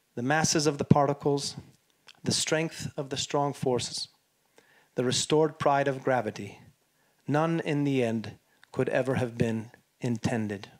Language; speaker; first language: English; early bilingual, other home language; Hebrew